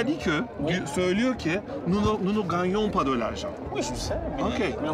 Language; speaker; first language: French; non-native, learner; Turkish